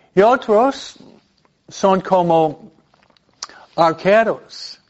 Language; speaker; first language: Spanish; non-native, fluent; English